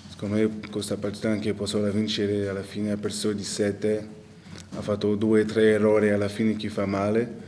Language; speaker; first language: Italian; non-native, local second language; French